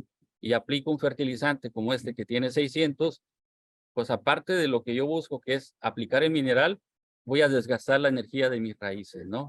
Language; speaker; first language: Spanish; native; Spanish